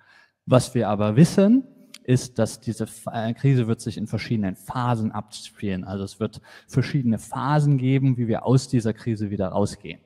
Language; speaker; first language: German; native; German